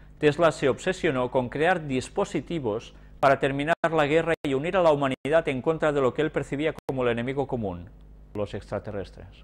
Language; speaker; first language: Spanish; native; Spanish